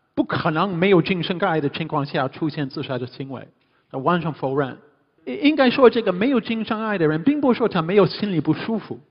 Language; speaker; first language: Chinese; non-native, fluent; English